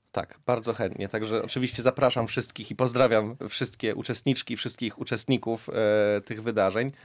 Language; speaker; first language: Polish; early bilingual, heritage; Polish